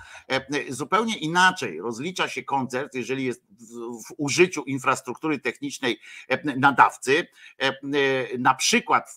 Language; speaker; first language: Polish; native; Polish